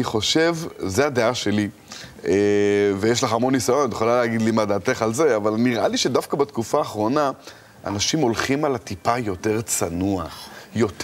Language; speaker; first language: Hebrew; native; Hebrew